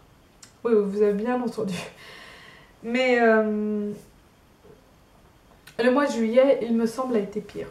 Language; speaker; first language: French; native; French